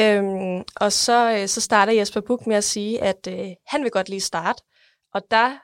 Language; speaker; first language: Danish; native; Danish